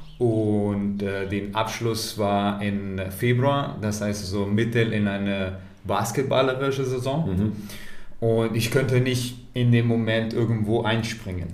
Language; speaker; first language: German; non-native, fluent; Italian